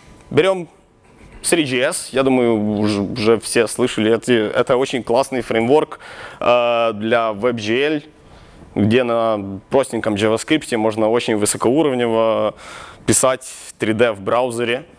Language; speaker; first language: Russian; non-native, local second language; Ukrainian